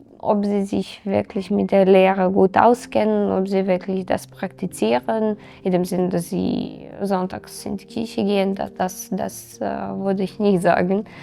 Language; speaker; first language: German; non-native, fluent; Serbian